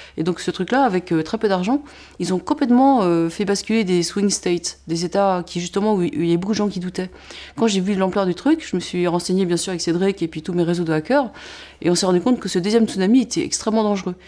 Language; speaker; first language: French; native; French